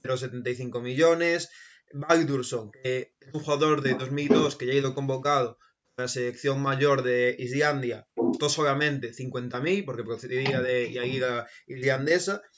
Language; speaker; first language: Spanish; native; Spanish